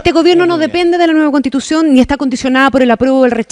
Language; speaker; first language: Spanish; native; Spanish